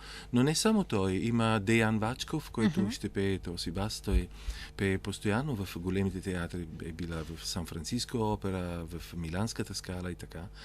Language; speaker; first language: Bulgarian; non-native, fluent; Italian